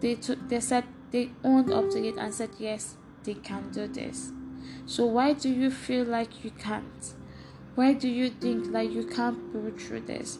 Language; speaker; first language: English; non-native, local second language; Igbo